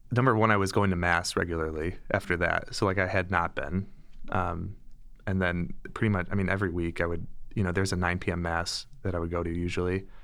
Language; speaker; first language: English; native; English